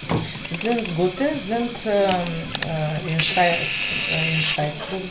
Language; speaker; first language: German; non-native, fluent; Bulgarian